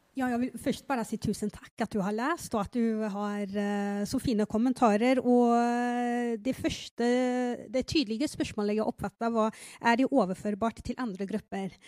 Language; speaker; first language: Norwegian; non-native, fluent; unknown